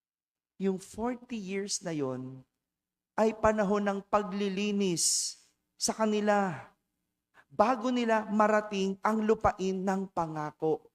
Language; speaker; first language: Filipino; native; Filipino